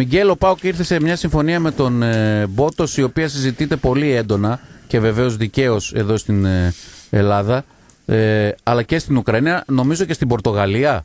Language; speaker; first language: Greek; native; Greek